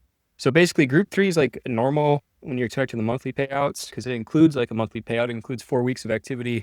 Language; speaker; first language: English; native; English